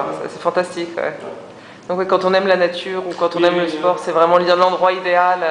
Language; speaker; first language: French; native; French